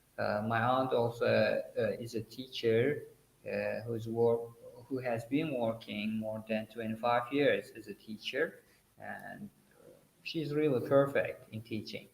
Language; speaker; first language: English; non-native, fluent; Uzbek